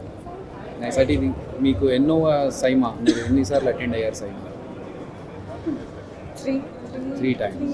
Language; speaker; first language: Telugu; native; Telugu